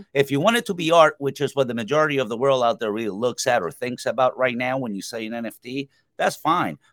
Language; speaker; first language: English; non-native, fluent; Spanish